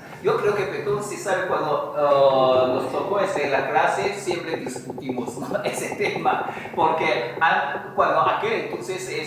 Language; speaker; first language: Spanish; non-native, fluent; Chinese